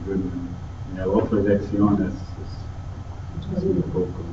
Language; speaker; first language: Spanish; non-native, fluent; English